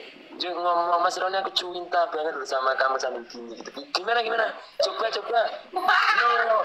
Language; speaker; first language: Indonesian; native; Indonesian